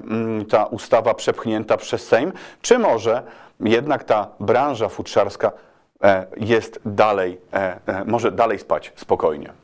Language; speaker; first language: Polish; native; Polish